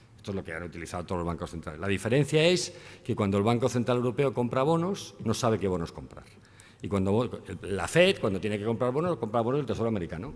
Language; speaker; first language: Spanish; native; Spanish